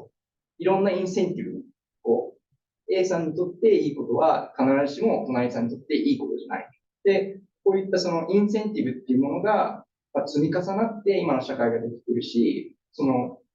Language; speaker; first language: Japanese; native; Japanese